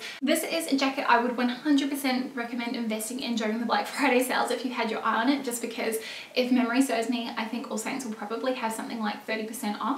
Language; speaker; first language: English; native; English